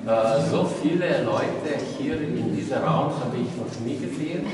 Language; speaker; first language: German; non-native, fluent; Slovenian